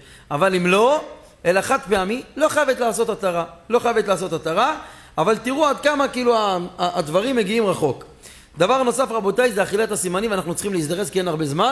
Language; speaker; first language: Hebrew; native; Hebrew